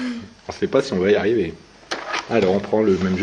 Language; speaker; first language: French; native; French